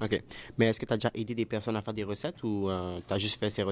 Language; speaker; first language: French; native; French